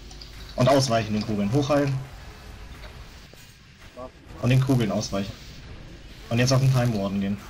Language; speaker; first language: German; native; German